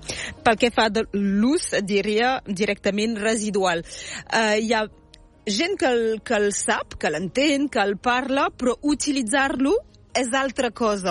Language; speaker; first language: Catalan; native; Catalan